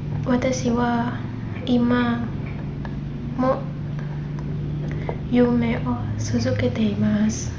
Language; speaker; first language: Japanese; non-native, learner; Indonesian